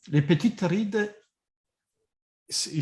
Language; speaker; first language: French; non-native, fluent; Italian